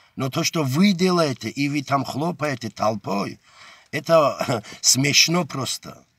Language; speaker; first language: Russian; non-native, local second language; Avaric